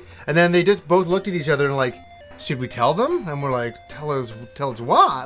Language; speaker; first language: English; native; English